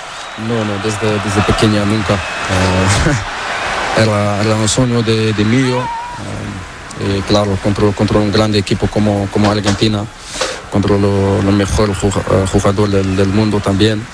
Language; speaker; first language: Spanish; non-native, learner; Portuguese